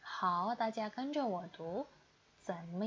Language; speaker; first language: Chinese; non-native, fluent; Indonesian